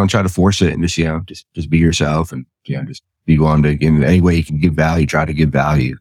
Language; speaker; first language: English; native; English